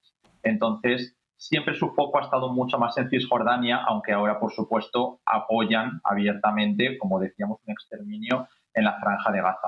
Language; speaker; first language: Spanish; native; Spanish